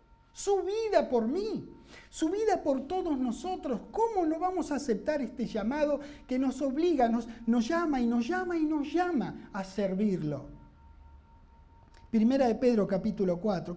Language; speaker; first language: Spanish; native; Spanish